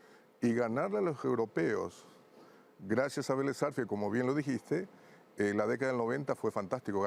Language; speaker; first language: Spanish; native; Spanish